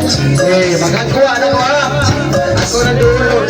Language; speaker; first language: Filipino; non-native, local second language; Cebuano